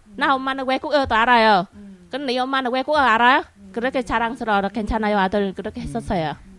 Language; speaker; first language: Korean; non-native, learner; Vietnamese